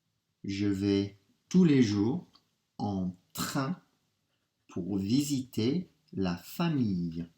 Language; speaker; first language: French; non-native, fluent; English